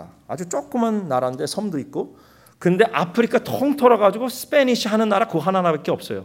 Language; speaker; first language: Korean; early bilingual, heritage; Korean